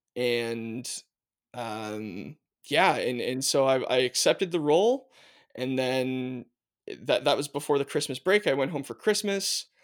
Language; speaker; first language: English; native; English